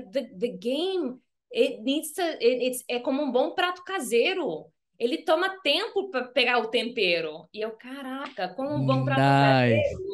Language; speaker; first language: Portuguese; non-native, fluent; English